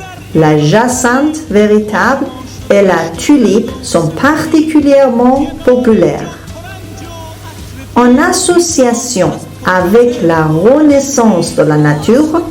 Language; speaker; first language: French; non-native, fluent; Persian